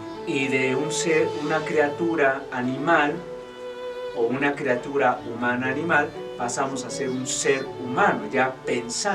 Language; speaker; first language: Spanish; native; Spanish